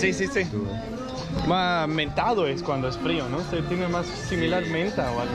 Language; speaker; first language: Spanish; non-native, fluent; English